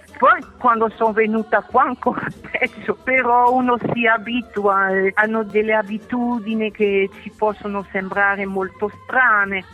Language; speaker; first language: Italian; early bilingual, heritage; French